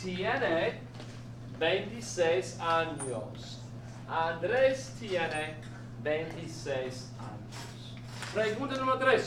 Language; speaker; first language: Spanish; non-native, fluent; English